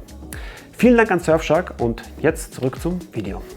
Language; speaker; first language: German; native; German